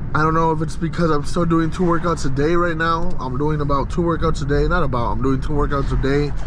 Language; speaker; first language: English; early bilingual, other home language; Spanish